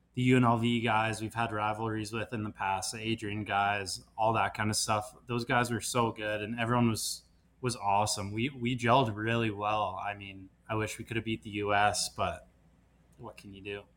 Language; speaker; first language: English; native; English